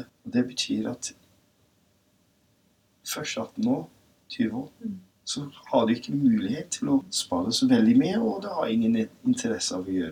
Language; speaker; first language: Norwegian; non-native, fluent; English